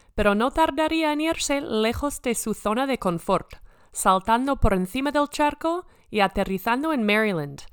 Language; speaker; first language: Spanish; non-native, fluent; English